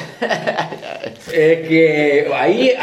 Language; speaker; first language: Spanish; native; Spanish